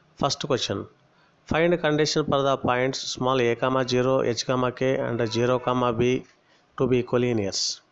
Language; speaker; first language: English; non-native, local second language; Telugu